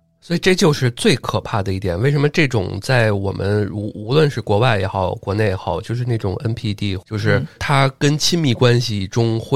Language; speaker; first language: Chinese; native; Chinese